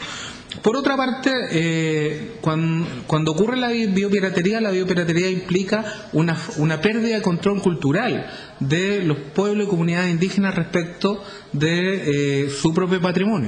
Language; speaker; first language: Spanish; native; Spanish